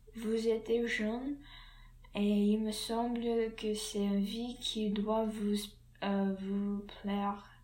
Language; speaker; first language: French; non-native, learner; English